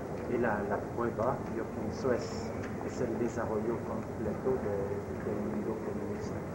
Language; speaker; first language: Spanish; non-native, learner; French